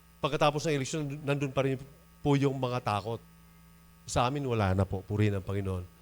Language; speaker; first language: Filipino; non-native, local second language; Masbatenyo